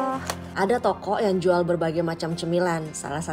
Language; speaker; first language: Indonesian; native; Indonesian